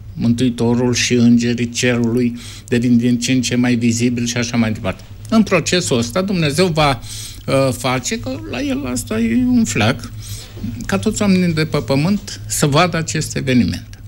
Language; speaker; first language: Romanian; native; Romanian